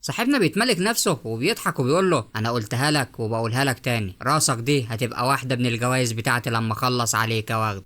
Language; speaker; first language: Arabic; native; Arabic